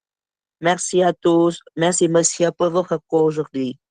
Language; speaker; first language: French; non-native, fluent; Vietnamese